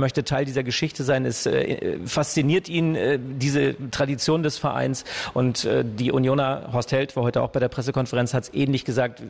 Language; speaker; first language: German; native; German